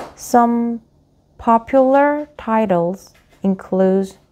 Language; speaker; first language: English; non-native, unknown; Korean